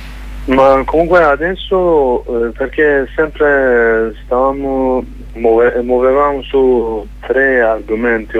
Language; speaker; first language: Italian; non-native, learner; Kurdish